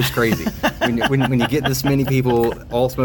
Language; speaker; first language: English; native; English